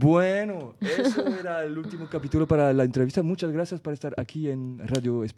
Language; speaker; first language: Spanish; non-native, fluent; French